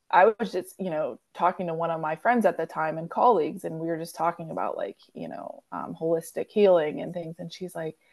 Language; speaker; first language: English; native; English